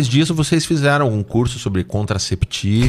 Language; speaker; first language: Portuguese; native; Portuguese